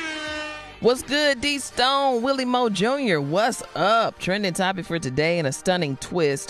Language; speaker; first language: English; native; English